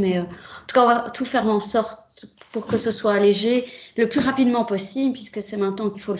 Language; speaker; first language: French; native; French